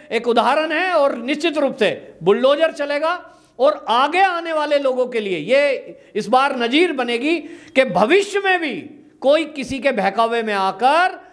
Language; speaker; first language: Hindi; native; Hindi